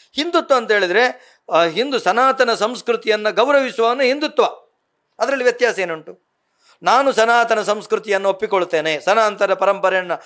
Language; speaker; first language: Kannada; non-native, local second language; Tulu